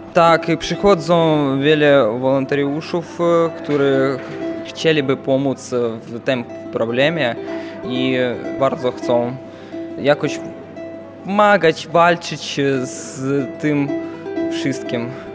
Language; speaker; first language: Polish; non-native, fluent; Russian